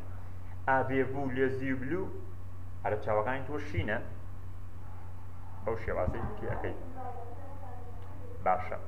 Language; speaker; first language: French; non-native, learner; Central Kurdish